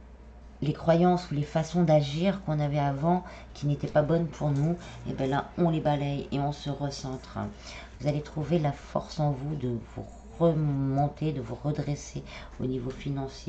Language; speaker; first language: French; native; French